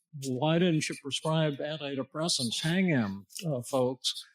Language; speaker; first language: English; native; English